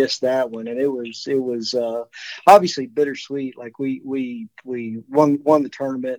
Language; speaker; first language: English; native; English